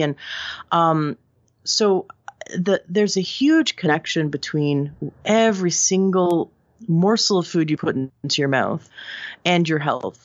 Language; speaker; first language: English; native; English